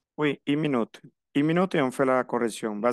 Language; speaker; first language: French; non-native, fluent; Spanish